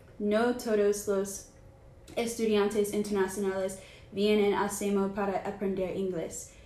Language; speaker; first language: Spanish; non-native, learner; English